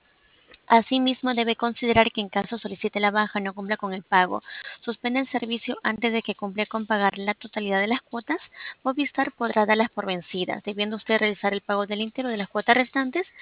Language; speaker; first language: Spanish; native; Spanish